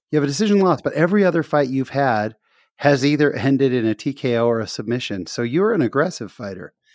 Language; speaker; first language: English; native; English